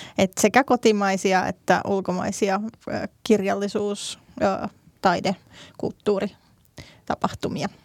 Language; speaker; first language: Finnish; native; Finnish